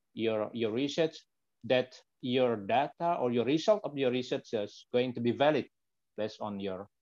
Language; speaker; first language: English; non-native, fluent; Indonesian